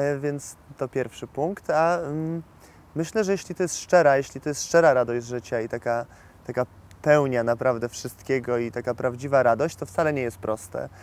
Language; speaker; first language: Polish; early bilingual, heritage; Polish